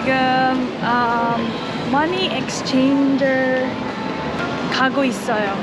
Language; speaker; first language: Korean; non-native, learner; Cebuano